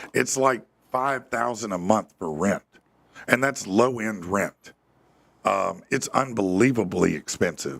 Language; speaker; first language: English; native; English